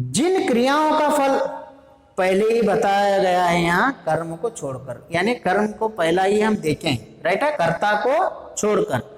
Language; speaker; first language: Hindi; non-native, local second language; Kannada